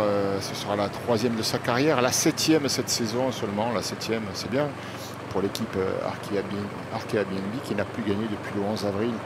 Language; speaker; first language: French; native; French